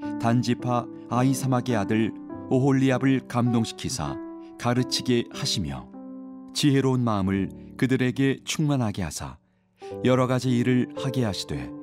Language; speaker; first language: Korean; native; Korean